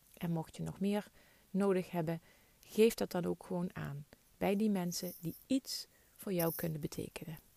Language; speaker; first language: Dutch; native; Dutch